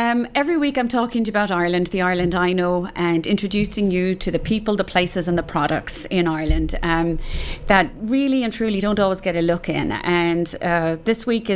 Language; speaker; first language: English; native; English